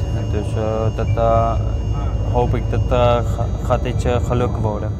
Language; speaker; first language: Dutch; non-native, learner; Tibetan